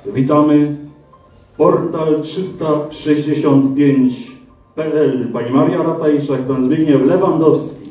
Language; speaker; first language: Polish; native; Polish